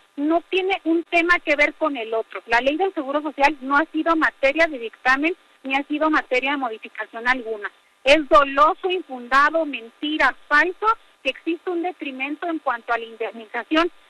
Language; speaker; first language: Spanish; native; Spanish